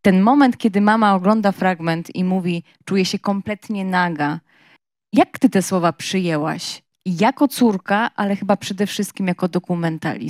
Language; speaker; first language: Polish; native; Polish